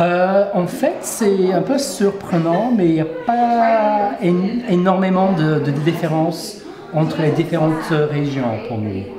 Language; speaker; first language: French; non-native, fluent; English